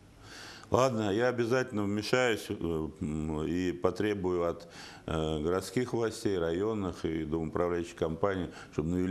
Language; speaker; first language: Russian; native; Russian